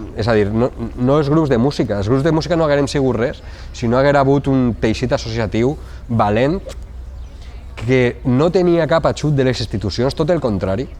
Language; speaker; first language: Catalan; native; Catalan